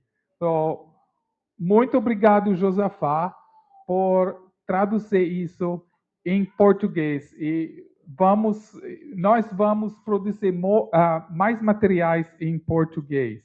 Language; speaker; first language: Portuguese; non-native, learner; English